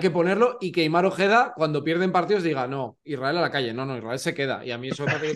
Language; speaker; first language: Spanish; native; Spanish